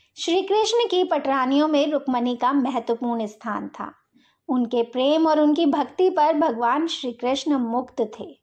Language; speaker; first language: Hindi; native; Hindi